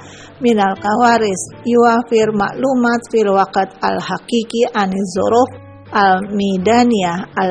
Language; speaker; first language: Arabic; non-native, learner; Indonesian